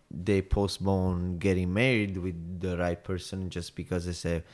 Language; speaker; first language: English; non-native, fluent; Italian